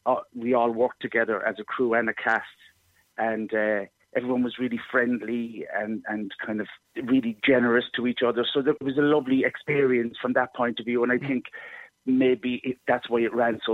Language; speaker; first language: English; native; English